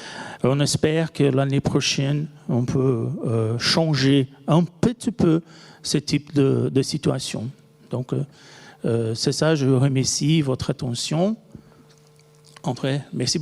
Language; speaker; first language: French; non-native, fluent; Portuguese